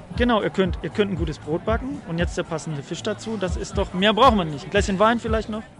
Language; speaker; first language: German; native; German